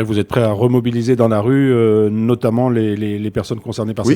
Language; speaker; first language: French; native; French